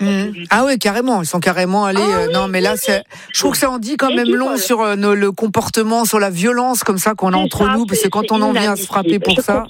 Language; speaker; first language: French; native; French